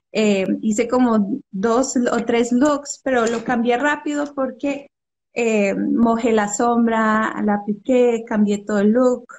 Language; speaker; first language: Spanish; early bilingual, other home language; English